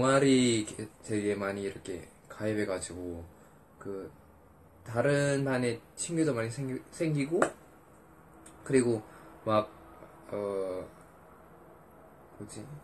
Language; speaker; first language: Korean; non-native, fluent; Indonesian